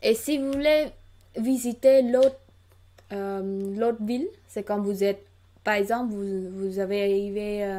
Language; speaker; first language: French; non-native, learner; Khmer